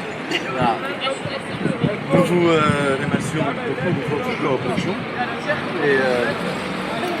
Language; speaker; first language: French; non-native, learner; Dutch